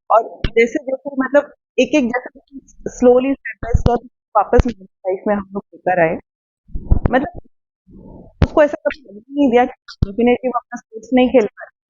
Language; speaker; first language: Hindi; native; Hindi